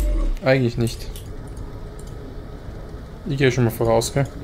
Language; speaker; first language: German; native; German